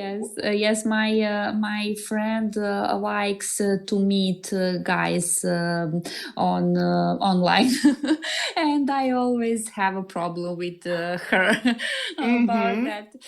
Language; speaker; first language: English; non-native, learner; Serbian